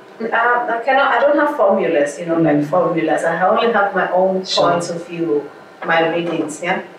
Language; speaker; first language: English; non-native, fluent; Portuguese